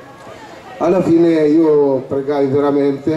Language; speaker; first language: Italian; non-native, fluent; Albanian